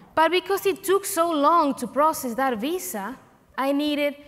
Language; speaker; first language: English; non-native, fluent; Spanish